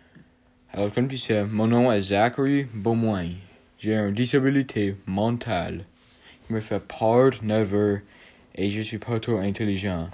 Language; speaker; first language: French; non-native, learner; English